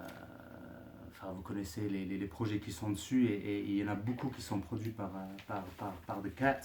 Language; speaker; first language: French; native; French